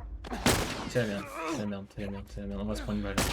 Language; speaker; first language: French; native; French